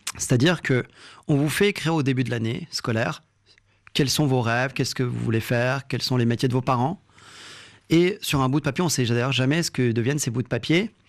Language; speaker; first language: French; early bilingual, other home language; Lingala